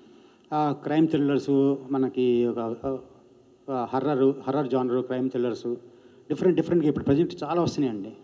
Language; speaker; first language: Telugu; native; Telugu